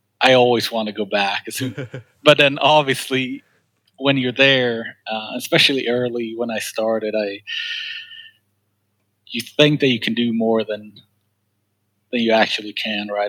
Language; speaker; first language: English; non-native, fluent; Swedish